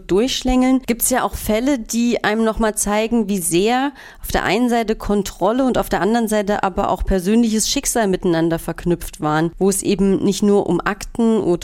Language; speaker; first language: German; native; German